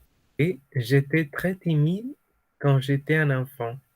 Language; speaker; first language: French; non-native, fluent; Spanish